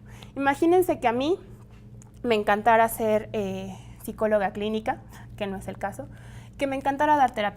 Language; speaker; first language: Spanish; native; Spanish